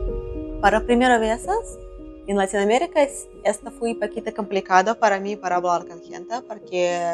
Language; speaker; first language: Spanish; non-native, learner; Russian